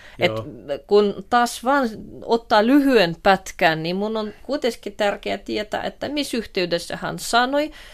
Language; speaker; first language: Finnish; non-native, fluent; Russian